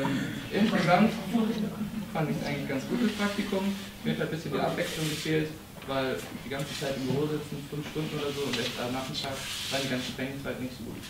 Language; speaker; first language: German; native; German